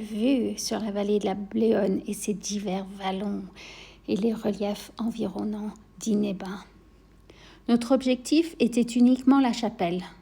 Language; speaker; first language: French; native; French